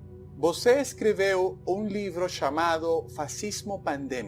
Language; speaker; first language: Portuguese; non-native, learner; Spanish